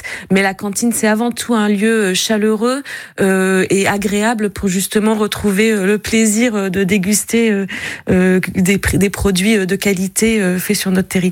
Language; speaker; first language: French; native; French